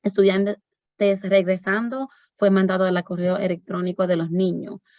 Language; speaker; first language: Spanish; early bilingual, heritage; Spanish